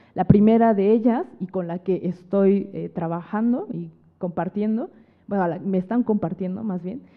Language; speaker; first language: Spanish; native; Spanish